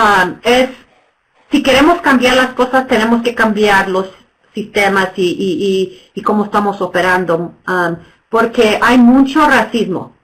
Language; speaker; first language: Spanish; non-native, fluent; English